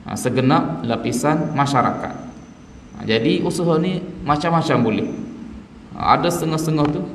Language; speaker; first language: Malay; native; Malay